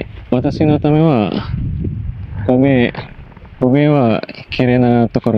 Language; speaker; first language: Japanese; non-native, learner; Indonesian